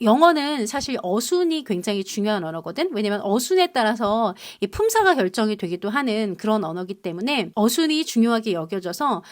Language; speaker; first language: Korean; native; Korean